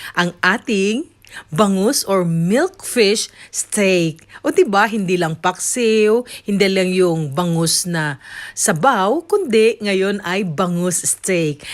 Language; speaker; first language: Filipino; native; Filipino